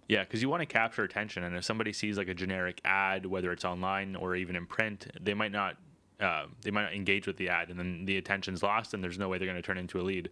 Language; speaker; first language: English; native; English